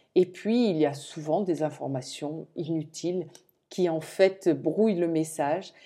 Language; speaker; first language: French; native; French